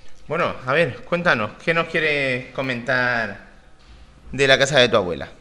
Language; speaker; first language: Spanish; native; Spanish